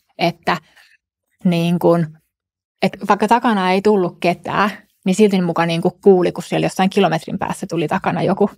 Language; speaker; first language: Finnish; native; Finnish